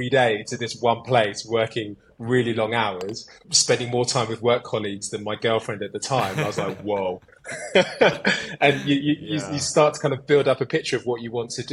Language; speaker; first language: English; native; English